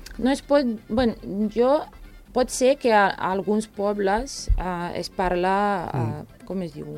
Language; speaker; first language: Catalan; non-native, fluent; Serbian